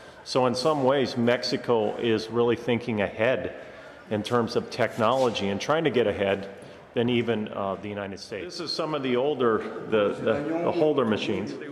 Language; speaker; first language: English; native; English